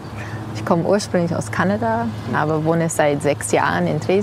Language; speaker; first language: German; non-native, fluent; English